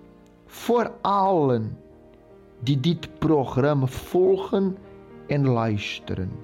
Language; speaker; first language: Dutch; non-native, local second language; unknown